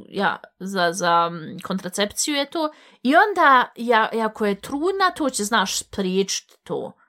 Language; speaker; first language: Bosnian; early bilingual, heritage; Bosnian